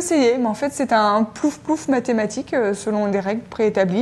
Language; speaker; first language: French; native; French